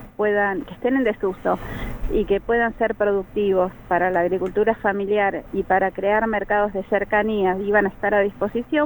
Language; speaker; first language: Spanish; native; Spanish